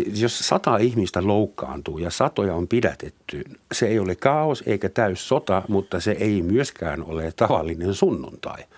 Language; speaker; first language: Finnish; non-native, fluent; German